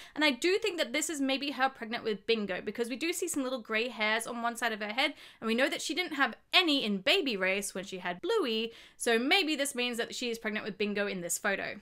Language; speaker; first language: English; native; English